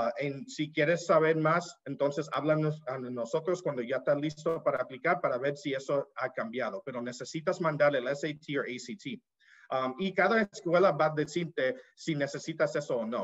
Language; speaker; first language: Spanish; early bilingual, heritage; Spanish